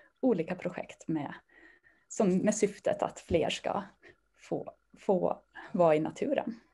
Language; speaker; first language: Swedish; native; Swedish